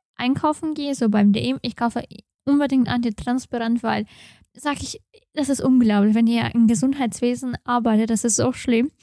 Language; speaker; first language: German; non-native, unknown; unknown